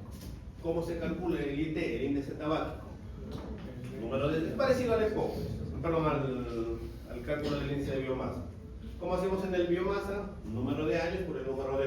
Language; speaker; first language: Spanish; native; Spanish